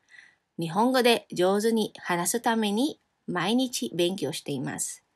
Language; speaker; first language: Japanese; non-native, fluent; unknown